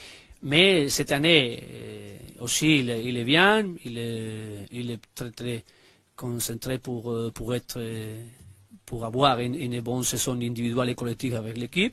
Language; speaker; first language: French; non-native, learner; Spanish